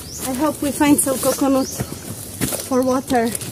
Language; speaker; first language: English; non-native, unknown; Polish